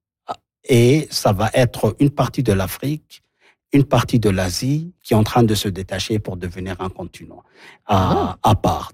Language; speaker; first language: French; non-native, local second language; Somali